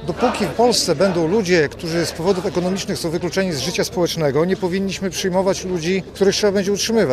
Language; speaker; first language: Polish; native; Polish